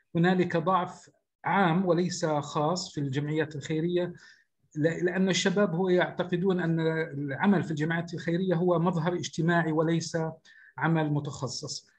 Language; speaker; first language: Arabic; native; Arabic